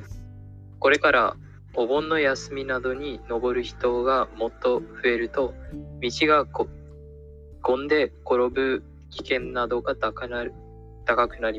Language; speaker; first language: Japanese; non-native, learner; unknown